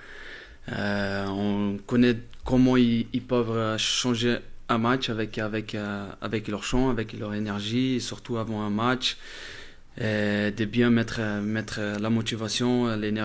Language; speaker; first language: French; non-native, fluent; Portuguese